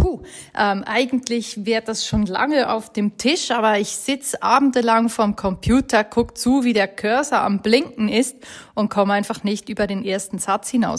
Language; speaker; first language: German; native; German